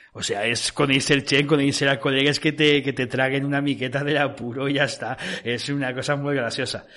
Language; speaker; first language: Spanish; non-native, local second language; Catalan